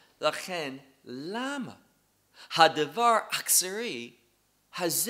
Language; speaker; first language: Hebrew; non-native, fluent; English